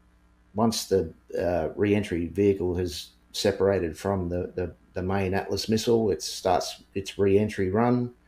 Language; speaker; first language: English; native; English